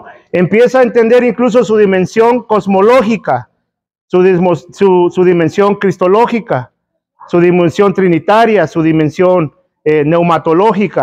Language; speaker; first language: Spanish; native; Spanish